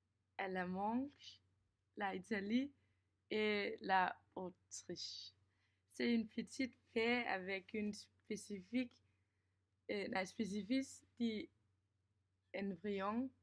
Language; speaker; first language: French; non-native, learner; Danish